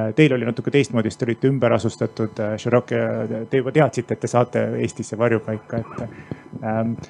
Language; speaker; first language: Estonian; native; Estonian